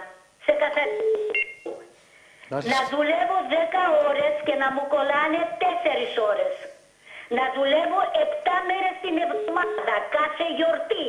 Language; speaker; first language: Greek; early bilingual, heritage; Greek